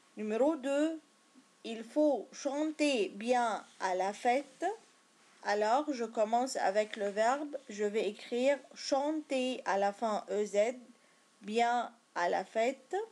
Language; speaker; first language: French; non-native, fluent; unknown